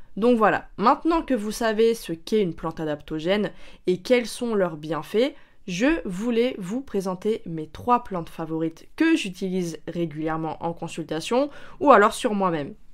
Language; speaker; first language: French; native; French